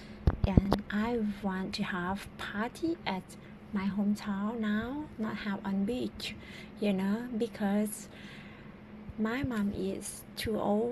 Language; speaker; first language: English; non-native, learner; Thai